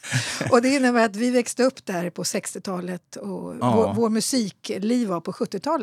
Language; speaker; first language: Swedish; native; Swedish